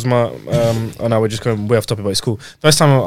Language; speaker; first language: English; native; English